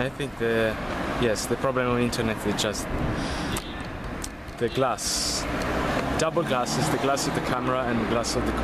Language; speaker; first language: English; non-native, fluent; Italian